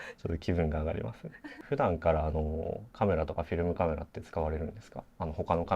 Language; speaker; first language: Japanese; native; Japanese